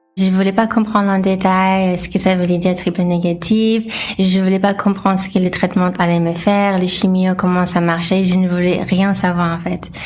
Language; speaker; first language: French; non-native, fluent; English